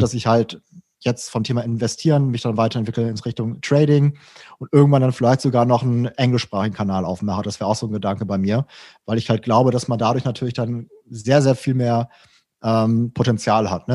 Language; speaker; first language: German; native; German